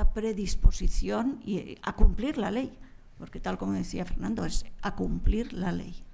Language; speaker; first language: Spanish; non-native, local second language; Catalan